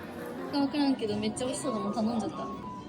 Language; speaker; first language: Japanese; native; Japanese